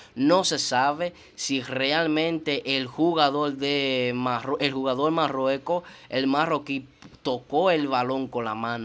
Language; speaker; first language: Spanish; native; Spanish